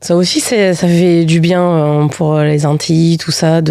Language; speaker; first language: French; native; French